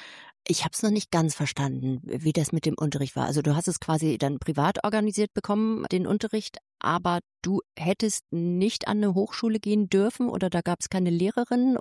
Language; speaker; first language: German; native; German